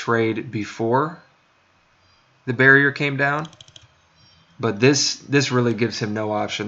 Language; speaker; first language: English; native; English